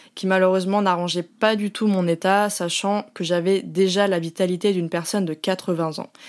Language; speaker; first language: French; native; French